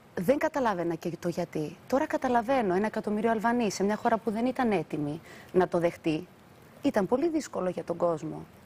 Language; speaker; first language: Greek; early bilingual, other home language; Albanian